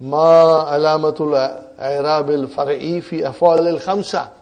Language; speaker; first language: Arabic; non-native, fluent; Urdu